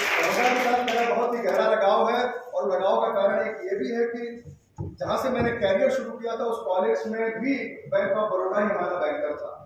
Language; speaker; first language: Hindi; native; Hindi